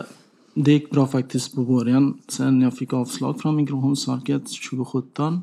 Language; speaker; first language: Swedish; non-native, learner; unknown